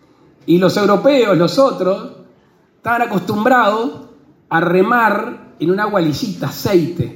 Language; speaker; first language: Spanish; native; Spanish